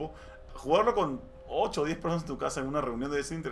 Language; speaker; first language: Spanish; native; Spanish